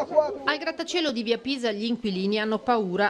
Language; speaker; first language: Italian; native; Italian